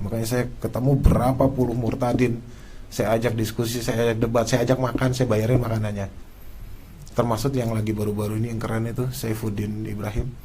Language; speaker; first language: Indonesian; native; Indonesian